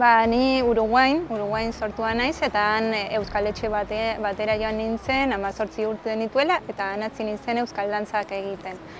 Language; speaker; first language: Basque; non-native, fluent; Spanish